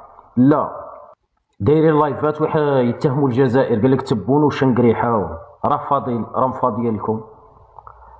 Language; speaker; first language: Arabic; native; Arabic